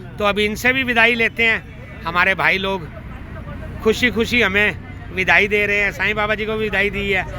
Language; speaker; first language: Hindi; non-native, local second language; Marathi